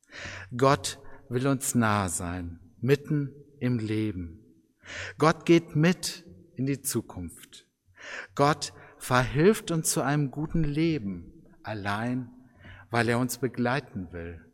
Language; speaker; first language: German; native; German